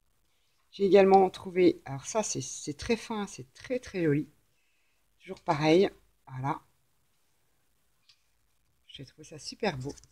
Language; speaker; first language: French; native; French